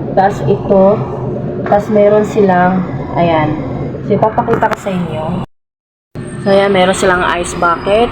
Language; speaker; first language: Filipino; native; Filipino